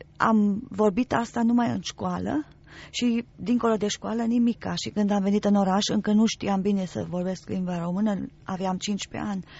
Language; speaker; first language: Romanian; non-native, local second language; German